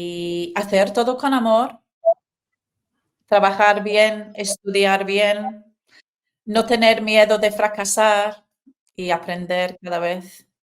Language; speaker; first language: Spanish; non-native, fluent; English